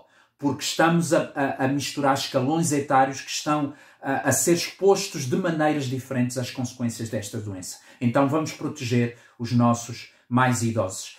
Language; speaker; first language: Portuguese; native; Portuguese